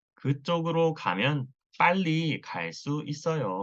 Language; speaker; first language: Korean; non-native, learner; Thai